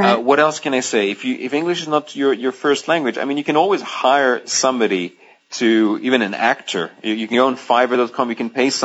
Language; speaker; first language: English; non-native, fluent; Greek